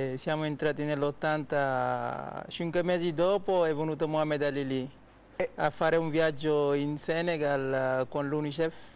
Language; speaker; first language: Italian; non-native, fluent; Wolof